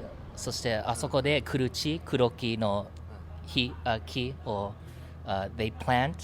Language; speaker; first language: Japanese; non-native, learner; English